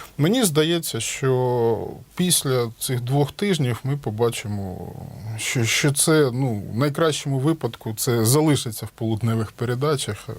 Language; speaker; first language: Ukrainian; non-native, local second language; Russian